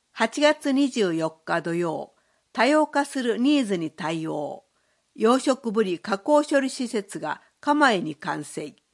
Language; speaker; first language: Japanese; native; Japanese